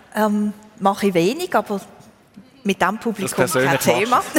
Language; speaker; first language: German; native; German